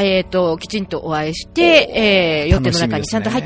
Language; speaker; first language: Japanese; native; Japanese